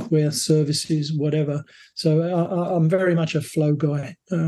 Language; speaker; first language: English; native; English